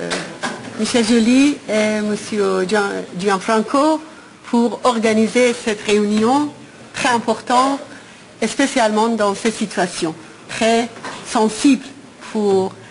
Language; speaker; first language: French; non-native, fluent; Persian